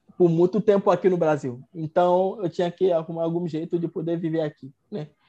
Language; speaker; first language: Portuguese; non-native, fluent; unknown